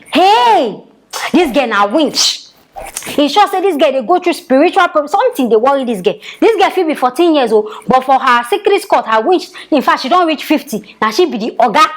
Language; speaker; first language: Nigerian Pidgin; native; Nigerian Pidgin